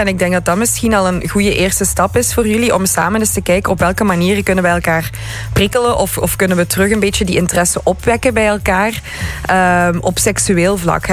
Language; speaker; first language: Dutch; native; Dutch